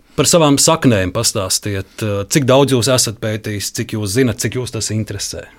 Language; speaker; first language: Latvian; native; Latvian